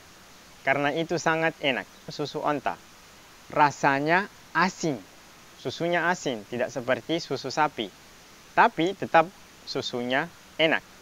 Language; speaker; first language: Indonesian; non-native, fluent; Arabic